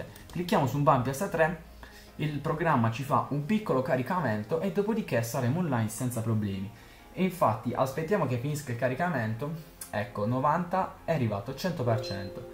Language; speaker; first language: Italian; native; Italian